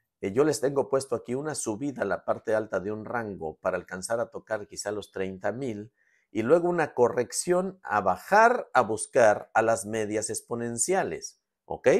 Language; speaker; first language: Spanish; native; Spanish